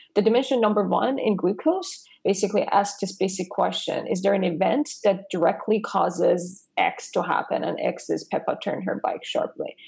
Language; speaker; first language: English; non-native, fluent; Persian